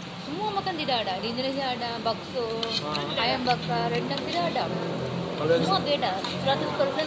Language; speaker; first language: Indonesian; non-native, learner; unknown